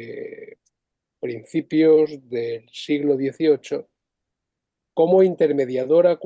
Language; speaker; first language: Spanish; native; Spanish